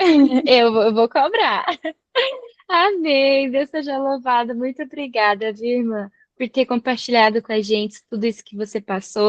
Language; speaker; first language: Portuguese; native; Portuguese